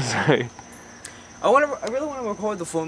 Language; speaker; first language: English; native; English